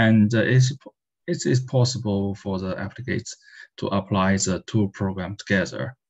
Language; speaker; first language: English; non-native, learner; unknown